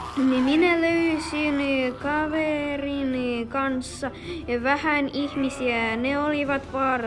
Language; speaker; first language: Finnish; non-native, learner; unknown